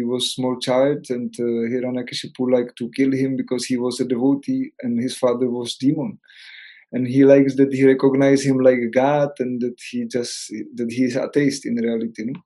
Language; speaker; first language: English; non-native, learner; Czech